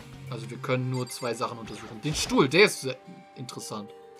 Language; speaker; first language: German; native; German